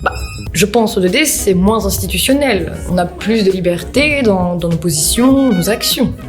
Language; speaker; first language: French; native; French